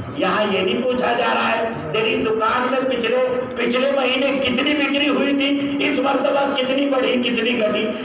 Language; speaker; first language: Urdu; native; Urdu